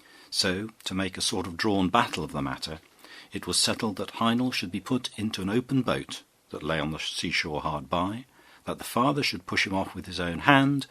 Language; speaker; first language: English; native; English